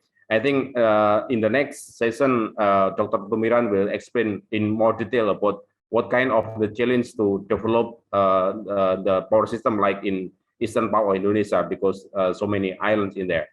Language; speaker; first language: English; non-native, local second language; Indonesian